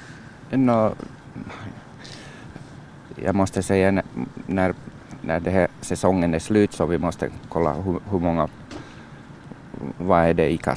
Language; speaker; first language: Swedish; non-native, learner; Finnish